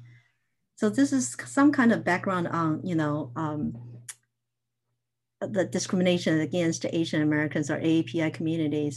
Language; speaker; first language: English; non-native, fluent; Chinese